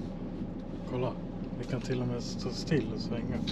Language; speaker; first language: Swedish; native; Swedish